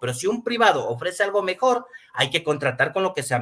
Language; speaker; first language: Spanish; native; Spanish